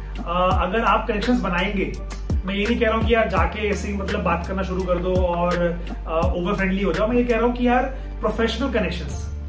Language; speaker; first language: Hindi; native; Hindi